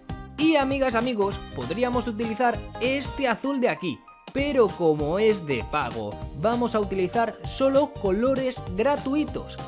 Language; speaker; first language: Spanish; native; Spanish